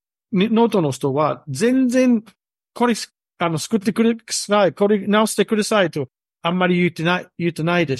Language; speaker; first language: Japanese; non-native, learner; English